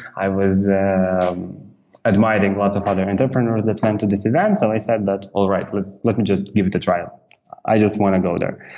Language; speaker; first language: English; non-native, fluent; Romanian